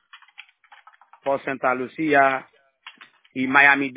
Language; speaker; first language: Spanish; non-native, learner; Haitian Creole